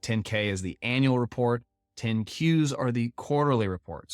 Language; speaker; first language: English; native; English